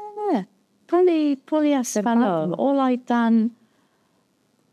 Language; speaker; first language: Greek; non-native, fluent; English